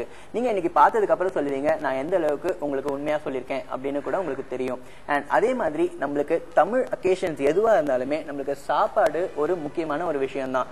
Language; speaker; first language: Tamil; native; Tamil